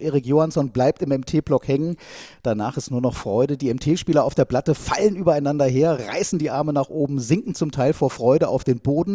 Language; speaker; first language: German; native; German